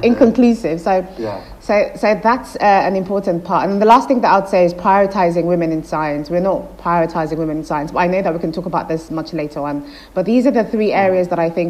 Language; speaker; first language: English; non-native, local second language; Igbo